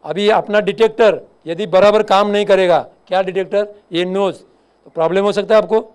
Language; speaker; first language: Hindi; non-native, local second language; Marathi